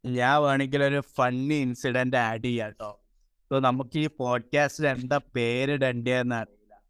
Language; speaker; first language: Malayalam; early bilingual, heritage; Malayalam